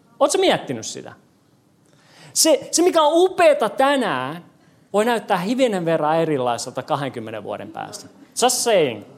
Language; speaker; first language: Finnish; non-native, fluent; English